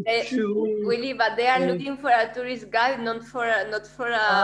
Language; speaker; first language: English; non-native, fluent; Spanish